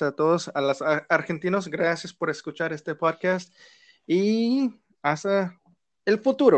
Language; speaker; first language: Spanish; non-native, learner; English